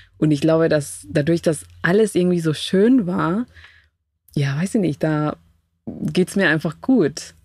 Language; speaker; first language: German; non-native, fluent; Spanish